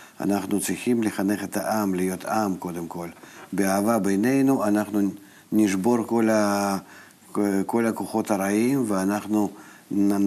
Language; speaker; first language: Hebrew; non-native, fluent; Russian